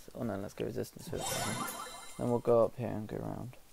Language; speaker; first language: English; native; English